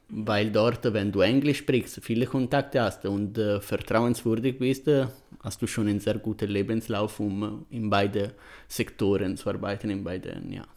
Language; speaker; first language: German; non-native, fluent; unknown